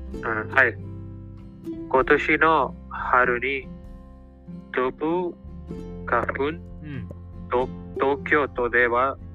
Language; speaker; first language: Japanese; non-native, learner; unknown